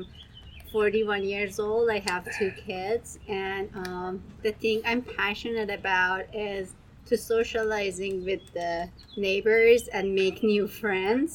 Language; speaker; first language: English; non-native, fluent; Persian